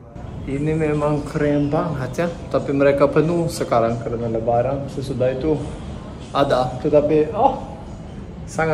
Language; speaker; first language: Indonesian; non-native, fluent; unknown